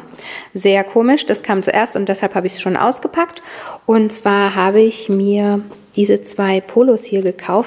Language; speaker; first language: German; native; German